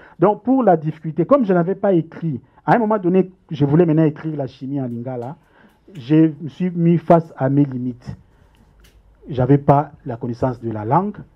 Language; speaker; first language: French; non-native, local second language; Lingala